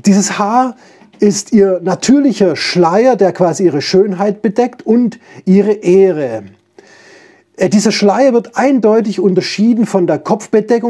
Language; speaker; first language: German; native; German